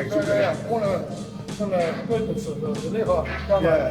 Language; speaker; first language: Estonian; non-native, learner; Russian